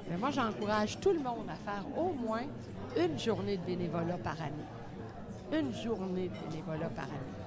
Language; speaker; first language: French; native; French